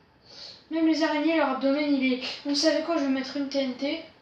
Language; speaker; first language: French; native; French